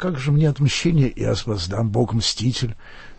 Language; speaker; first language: Russian; native; Russian